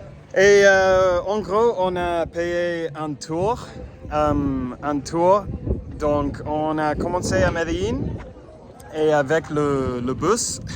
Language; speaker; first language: French; non-native, learner; English